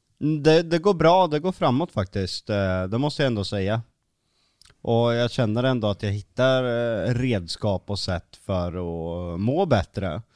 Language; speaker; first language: Swedish; native; Swedish